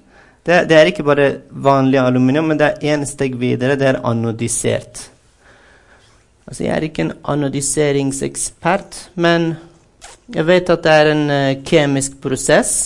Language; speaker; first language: Norwegian; non-native, fluent; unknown